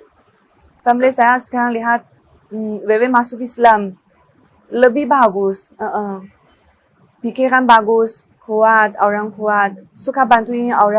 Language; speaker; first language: Indonesian; non-native, learner; Chinese